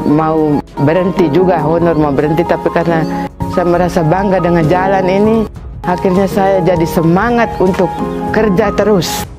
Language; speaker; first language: Indonesian; non-native, local second language; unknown